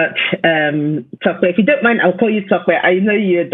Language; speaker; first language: English; non-native, local second language; Yoruba